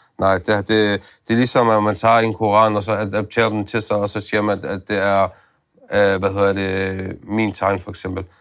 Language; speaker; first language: Danish; early bilingual, other home language; Arabic